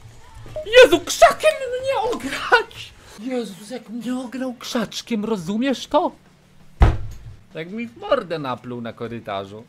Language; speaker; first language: Polish; native; Polish